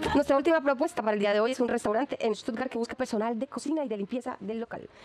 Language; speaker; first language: Spanish; native; Spanish